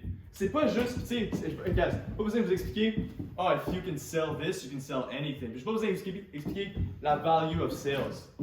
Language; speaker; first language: French; native; French